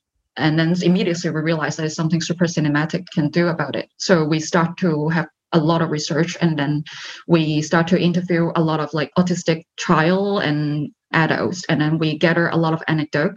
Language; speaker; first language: English; non-native, local second language; Cantonese